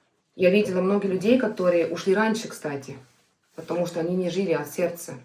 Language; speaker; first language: Russian; non-native, fluent; Estonian